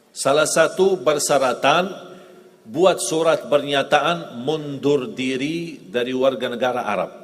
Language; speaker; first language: Indonesian; non-native, fluent; Arabic